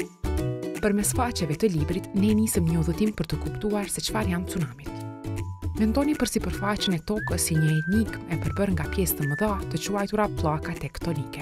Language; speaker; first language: Albanian; native; Albanian